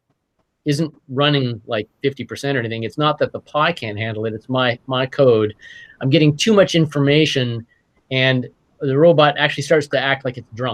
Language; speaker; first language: English; native; English